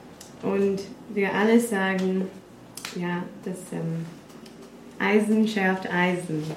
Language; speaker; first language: German; non-native, fluent; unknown